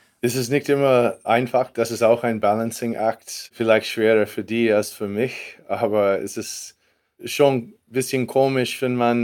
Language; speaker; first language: German; non-native, fluent; English